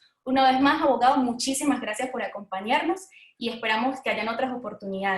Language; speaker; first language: Spanish; native; Spanish